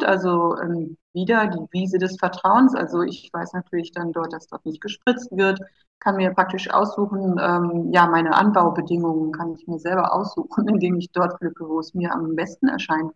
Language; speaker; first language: German; native; German